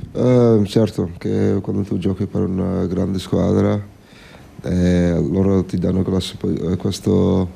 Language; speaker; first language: Italian; non-native, fluent; Dutch